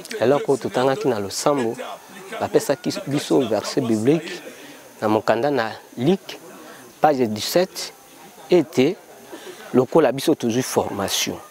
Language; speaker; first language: Lingala; native; Lingala